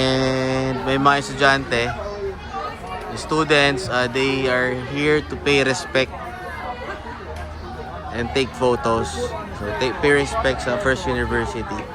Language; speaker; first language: English; non-native, fluent; Filipino